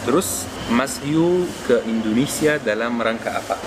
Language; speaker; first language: Indonesian; non-native, fluent; Arabic